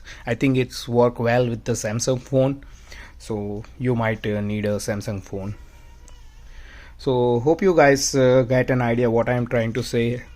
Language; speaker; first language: English; non-native, fluent; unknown